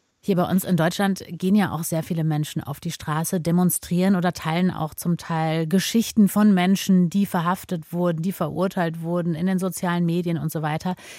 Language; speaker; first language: German; native; German